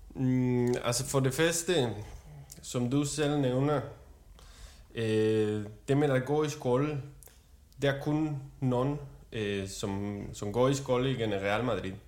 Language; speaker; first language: Danish; non-native, fluent; Spanish